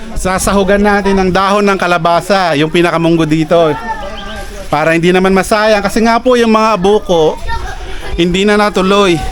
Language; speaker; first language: Filipino; native; Filipino